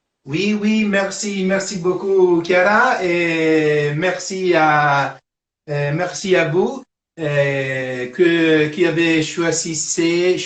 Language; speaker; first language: French; non-native, fluent; Italian